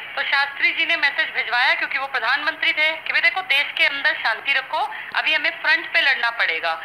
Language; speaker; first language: Hindi; native; Hindi